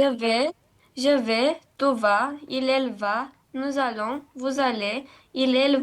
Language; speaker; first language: French; non-native, learner; Romanian